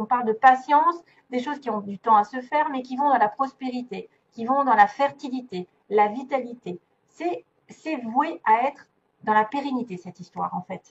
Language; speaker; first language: French; native; French